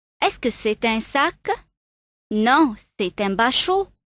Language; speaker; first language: French; non-native, fluent; Arabic